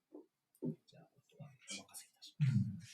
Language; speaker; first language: Japanese; native; Japanese